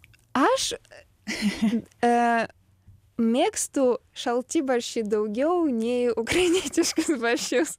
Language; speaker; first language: Lithuanian; non-native, learner; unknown